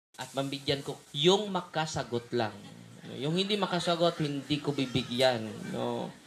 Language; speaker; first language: Filipino; non-native, local second language; Cebuano